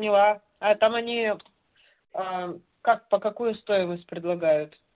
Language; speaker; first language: Russian; native; Russian